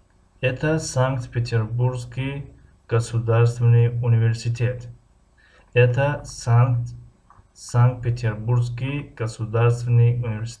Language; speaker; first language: Russian; non-native, fluent; Tajik